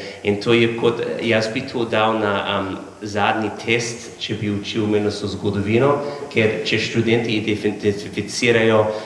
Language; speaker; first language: Slovenian; non-native, learner; English